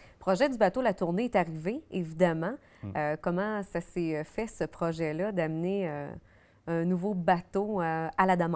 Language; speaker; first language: French; native; French